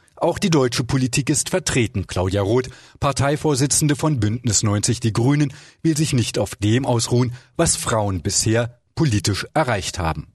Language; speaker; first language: German; native; German